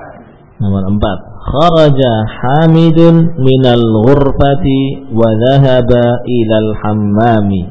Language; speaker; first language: Arabic; non-native, fluent; Indonesian